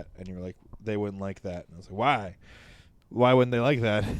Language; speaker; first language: English; native; English